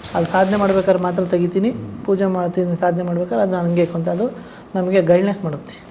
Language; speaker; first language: Kannada; native; Kannada